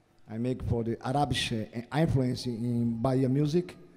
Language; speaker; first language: English; non-native, learner; Portuguese